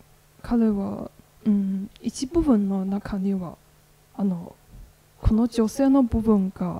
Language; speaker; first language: Japanese; non-native, learner; Chinese